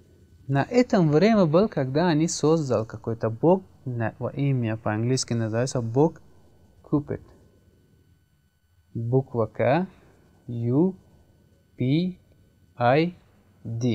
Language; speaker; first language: Russian; non-native, learner; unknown